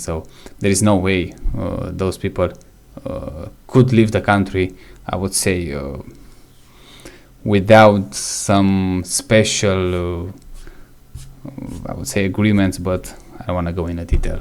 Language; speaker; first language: English; non-native, fluent; Romanian